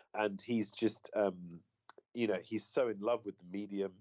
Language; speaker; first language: English; native; English